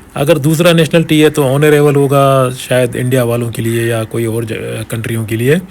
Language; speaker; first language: Urdu; non-native, local second language; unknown